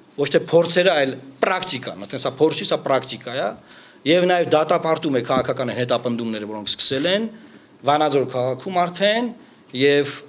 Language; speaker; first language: Armenian; native; Armenian